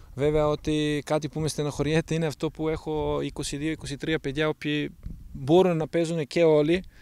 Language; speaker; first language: Greek; non-native, fluent; Serbian